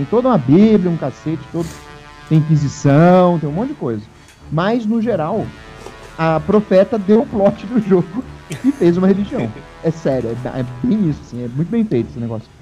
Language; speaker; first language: Portuguese; native; Portuguese